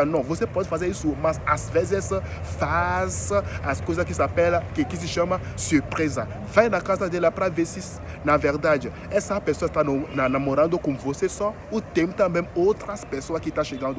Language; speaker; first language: Portuguese; non-native, fluent; French